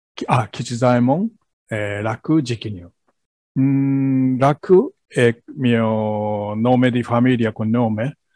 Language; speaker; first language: Italian; non-native, learner; Japanese